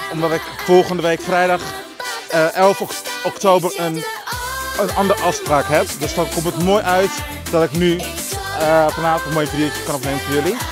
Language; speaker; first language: Dutch; native; Dutch